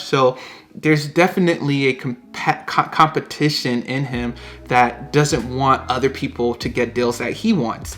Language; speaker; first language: English; native; English